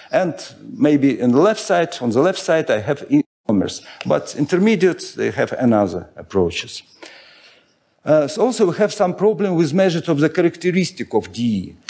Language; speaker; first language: English; non-native, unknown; Russian